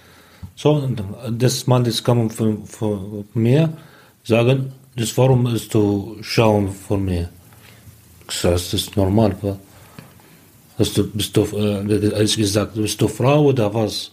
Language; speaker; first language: German; non-native, learner; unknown